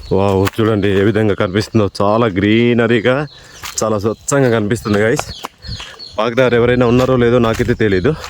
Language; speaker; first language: Telugu; non-native, local second language; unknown